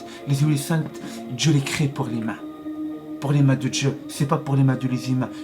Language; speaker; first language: French; non-native, learner; Arabic